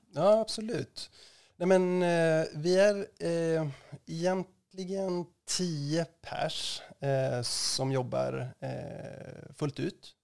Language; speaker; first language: Swedish; native; Swedish